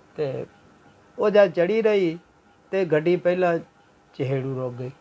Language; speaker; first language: Punjabi; native; Punjabi